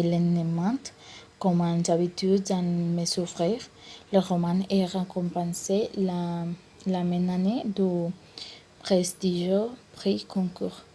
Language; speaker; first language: French; non-native, learner; Spanish